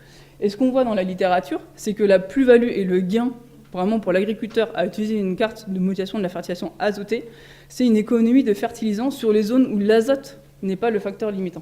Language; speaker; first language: French; native; French